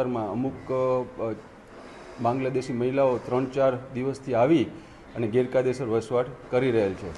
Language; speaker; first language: Gujarati; native; Gujarati